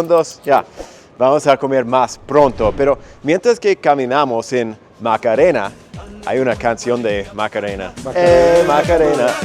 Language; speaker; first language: Spanish; non-native, fluent; English